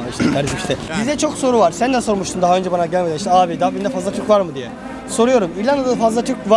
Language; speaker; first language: Turkish; native; Turkish